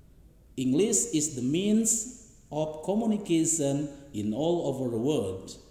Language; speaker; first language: English; non-native, learner; Indonesian